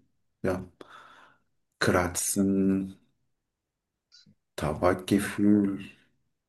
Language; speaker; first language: German; non-native, learner; Turkish